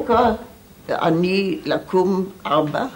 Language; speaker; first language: Hebrew; non-native, learner; German